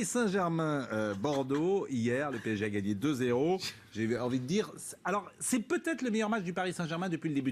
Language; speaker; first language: French; native; French